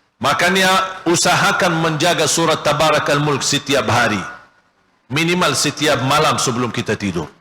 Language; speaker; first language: Malay; non-native, fluent; Arabic